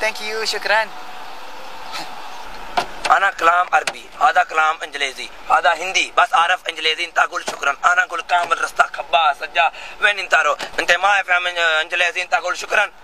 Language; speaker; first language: Arabic; non-native, learner; Punjabi